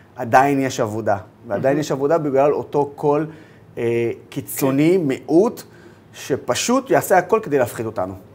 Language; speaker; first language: Hebrew; non-native, local second language; Arabic